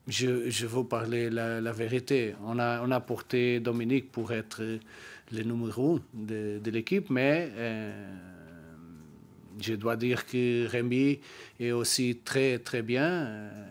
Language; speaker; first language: French; non-native, learner; Portuguese